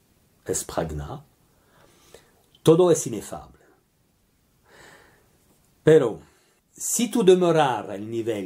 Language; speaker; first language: Spanish; non-native, learner; French